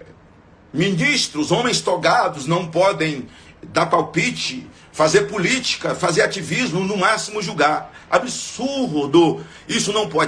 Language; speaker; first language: Portuguese; native; Portuguese